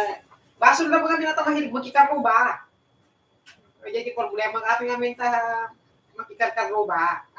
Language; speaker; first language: Filipino; native; Filipino